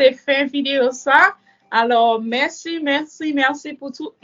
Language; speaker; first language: Haitian Creole; early bilingual, heritage; Haitian Creole